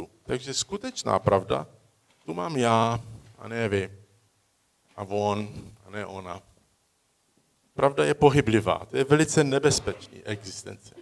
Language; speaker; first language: Czech; early bilingual, heritage; Czech